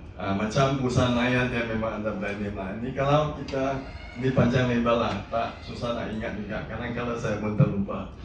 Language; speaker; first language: Malay; non-native, local second language; Chinese